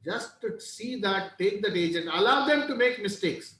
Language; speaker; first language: English; non-native, local second language; Tamil